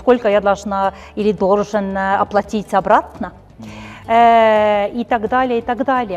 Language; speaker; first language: Russian; non-native, fluent; Estonian